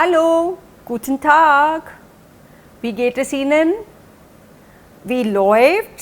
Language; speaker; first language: German; non-native, fluent; Hindi